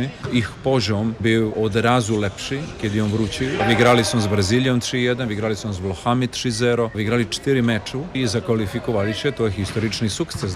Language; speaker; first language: Polish; non-native, fluent; Serbian